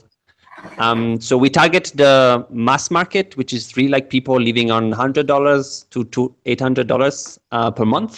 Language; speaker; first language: English; non-native, fluent; Italian